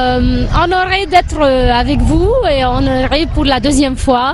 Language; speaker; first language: French; non-native, learner; Arabic